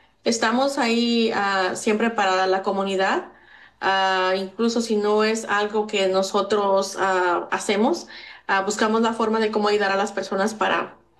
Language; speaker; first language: Spanish; native; Spanish